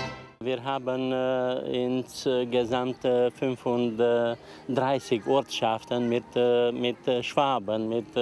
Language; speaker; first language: German; non-native, local second language; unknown